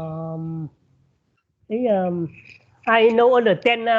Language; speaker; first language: English; non-native, learner; Vietnamese